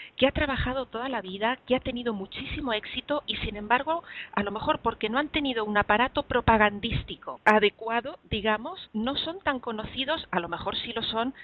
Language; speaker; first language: Spanish; native; Spanish